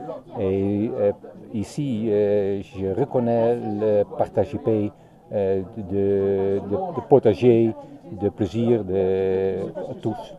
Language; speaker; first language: French; non-native, learner; Dutch